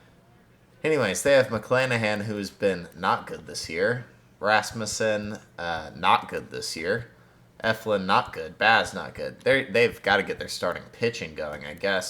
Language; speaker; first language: English; native; English